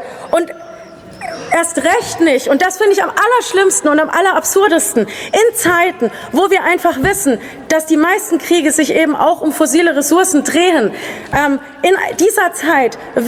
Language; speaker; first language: German; native; German